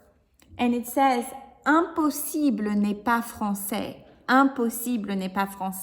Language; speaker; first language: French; non-native, fluent; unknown